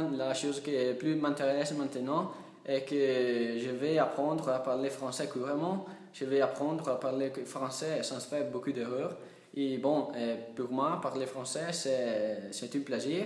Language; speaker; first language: French; non-native, learner; Italian